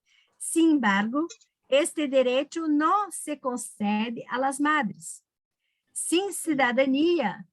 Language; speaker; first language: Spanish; non-native, learner; Portuguese